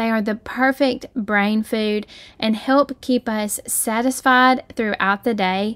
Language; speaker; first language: English; native; English